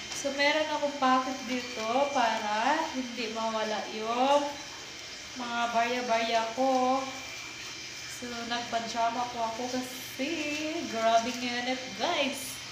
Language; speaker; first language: Filipino; non-native, local second language; Cebuano